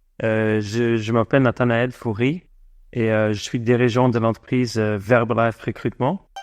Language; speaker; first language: French; non-native, fluent; English